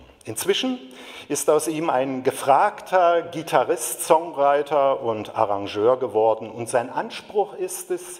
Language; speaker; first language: German; native; German